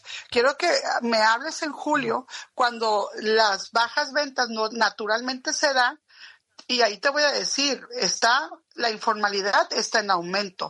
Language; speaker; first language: Spanish; native; Spanish